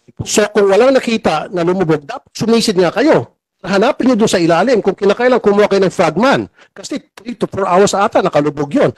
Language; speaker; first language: Filipino; native; Filipino